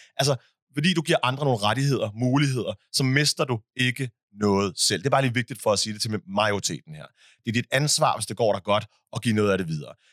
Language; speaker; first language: Danish; early bilingual, other home language; Arabic